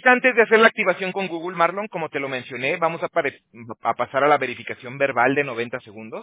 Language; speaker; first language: Spanish; native; Spanish